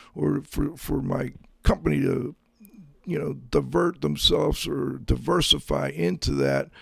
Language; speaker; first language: English; native; English